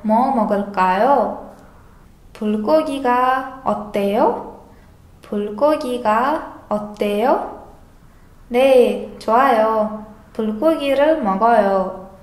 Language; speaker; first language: Korean; non-native, fluent; Uzbek